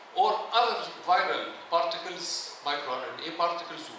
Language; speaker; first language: English; non-native, fluent; Arabic